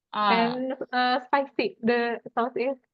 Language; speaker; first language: English; non-native, fluent; Indonesian